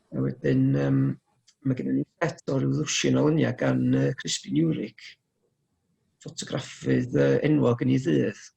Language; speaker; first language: Welsh; native; Welsh